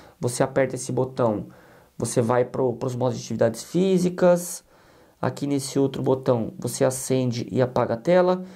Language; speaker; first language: Portuguese; native; Portuguese